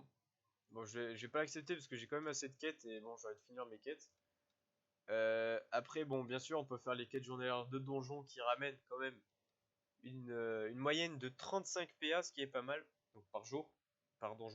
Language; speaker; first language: French; native; French